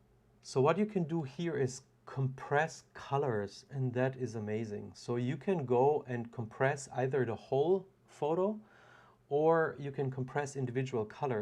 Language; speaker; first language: English; non-native, fluent; German